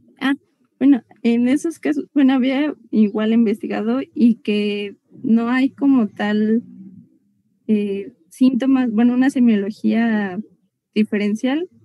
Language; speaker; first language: Spanish; native; Spanish